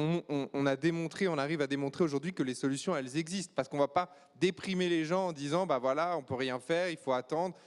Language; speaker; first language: French; native; French